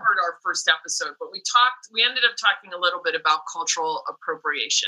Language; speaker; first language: English; native; English